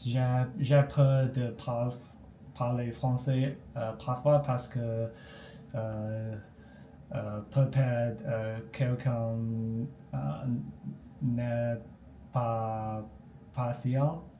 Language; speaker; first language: French; non-native, learner; Chinese